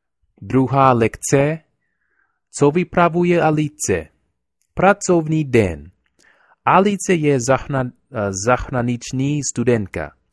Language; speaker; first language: Czech; non-native, learner; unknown